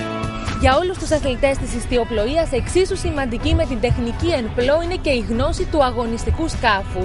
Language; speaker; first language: Greek; native; Greek